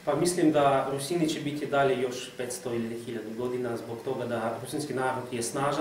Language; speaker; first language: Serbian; non-native, fluent; Russian